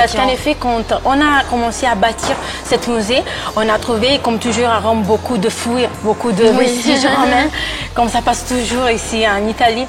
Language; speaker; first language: French; non-native, fluent; Italian